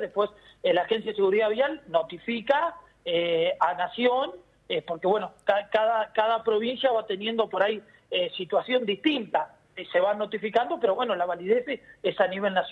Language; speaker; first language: Spanish; native; Spanish